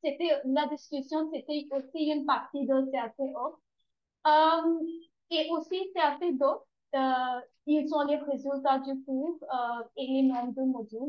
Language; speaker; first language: French; non-native, learner; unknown